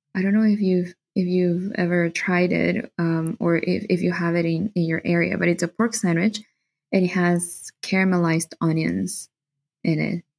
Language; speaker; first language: English; non-native, fluent; Spanish